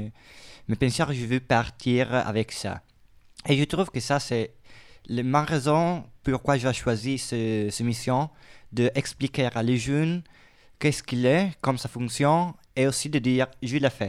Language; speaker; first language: French; non-native, fluent; Italian